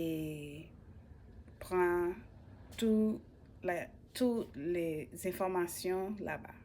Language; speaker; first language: French; non-native, learner; English